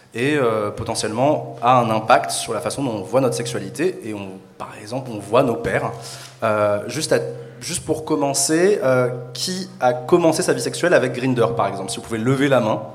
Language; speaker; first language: French; native; French